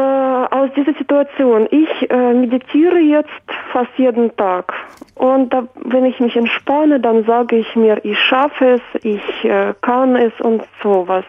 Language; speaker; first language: German; non-native, fluent; Russian